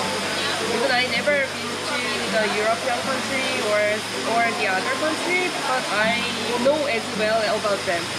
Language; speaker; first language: English; non-native, learner; Korean